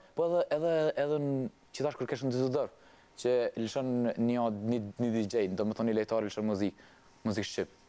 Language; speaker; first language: Albanian; early bilingual, heritage; Albanian